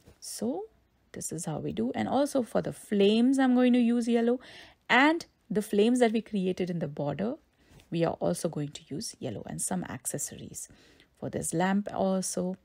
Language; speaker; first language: English; non-native, local second language; Hindi